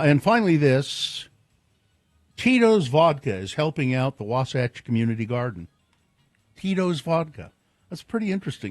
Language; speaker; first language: English; native; English